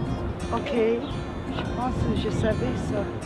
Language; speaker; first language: French; non-native, local second language; English